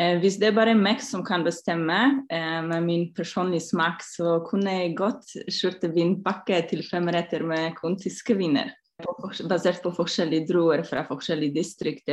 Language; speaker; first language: Norwegian; non-native, fluent; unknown